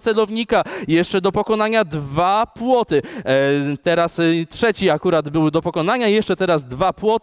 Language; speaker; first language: Polish; native; Polish